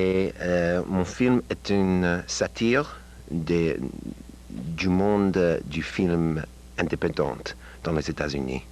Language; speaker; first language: French; non-native, learner; English